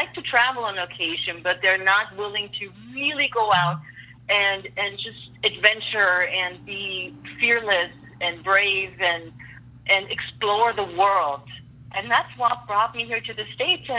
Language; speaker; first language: English; non-native, fluent; German